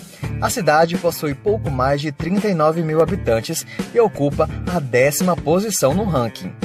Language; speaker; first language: Portuguese; native; Portuguese